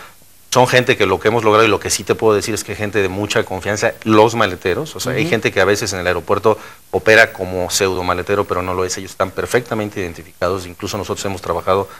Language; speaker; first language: Spanish; native; Spanish